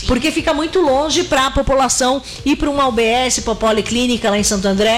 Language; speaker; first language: Portuguese; native; Portuguese